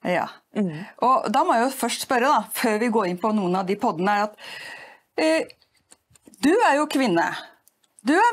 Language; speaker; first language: Norwegian; native; Norwegian